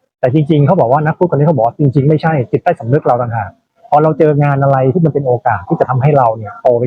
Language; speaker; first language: Thai; native; Thai